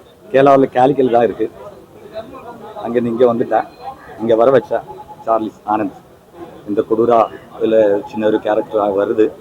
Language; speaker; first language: Tamil; non-native, learner; Malayalam